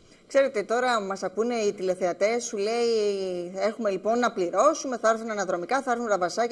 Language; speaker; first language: Greek; native; Greek